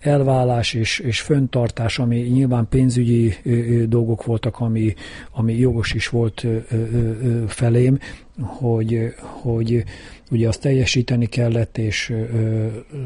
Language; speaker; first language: Hungarian; native; Hungarian